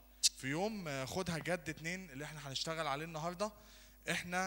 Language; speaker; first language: Arabic; native; Arabic